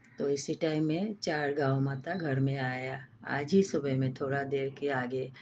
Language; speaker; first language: Hindi; non-native, local second language; Bangla